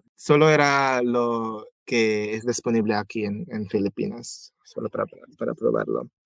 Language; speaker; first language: Spanish; non-native, fluent; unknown